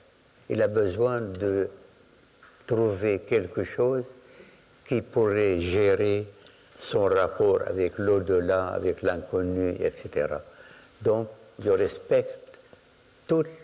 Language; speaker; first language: French; non-native, fluent; Arabic